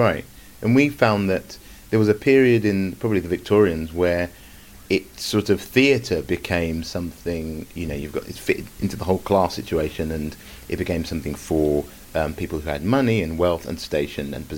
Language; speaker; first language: English; native; English